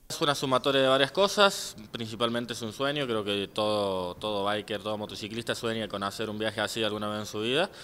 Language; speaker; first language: Spanish; native; Spanish